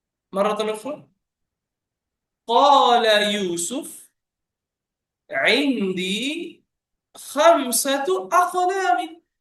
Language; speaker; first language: Arabic; non-native, fluent; Bangla